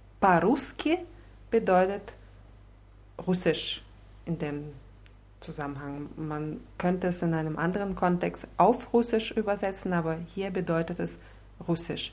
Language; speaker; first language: German; non-native, fluent; Russian